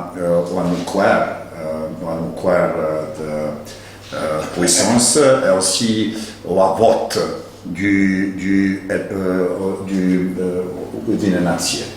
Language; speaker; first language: French; non-native, learner; Serbian